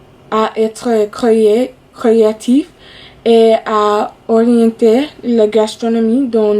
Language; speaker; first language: French; non-native, fluent; English